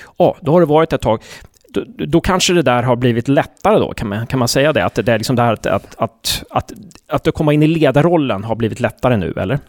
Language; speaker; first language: Swedish; native; Swedish